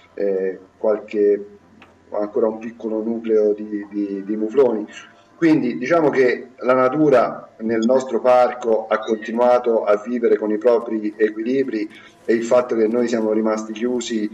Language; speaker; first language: Italian; native; Italian